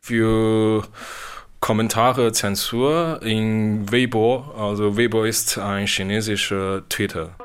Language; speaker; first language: German; non-native, learner; Chinese